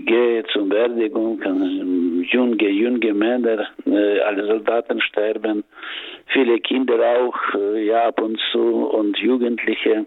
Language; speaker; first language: German; non-native, learner; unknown